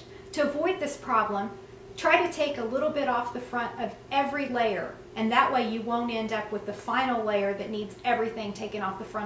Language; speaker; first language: English; native; English